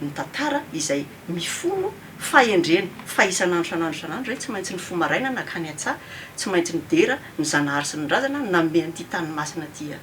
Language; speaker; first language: Malagasy; early bilingual, heritage; Malagasy